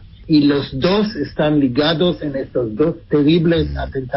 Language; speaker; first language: Spanish; non-native, fluent; Hebrew